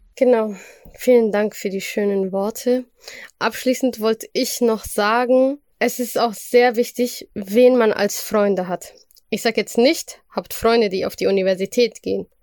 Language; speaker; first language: German; early bilingual, other home language; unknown